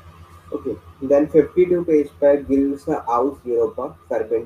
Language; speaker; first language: German; non-native, fluent; Hindi